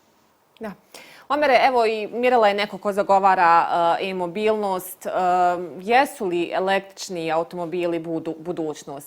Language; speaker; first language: Bosnian; native; Bosnian